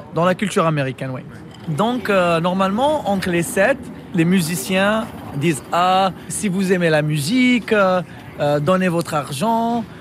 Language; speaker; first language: French; non-native, local second language; Arabic